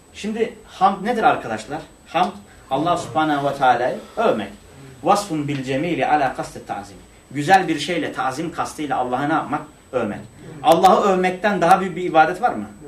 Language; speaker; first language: Turkish; non-native, local second language; Kurdish